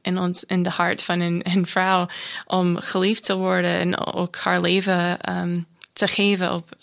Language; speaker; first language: Dutch; non-native, learner; English